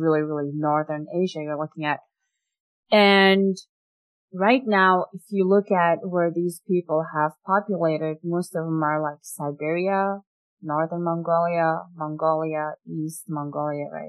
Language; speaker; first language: English; non-native, fluent; Mongolian